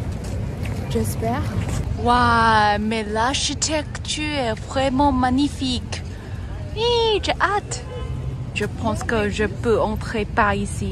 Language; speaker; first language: French; non-native, learner; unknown